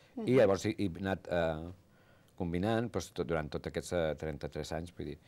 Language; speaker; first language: Catalan; native; Catalan